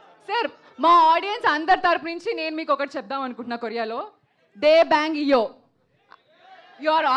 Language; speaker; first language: Telugu; native; Telugu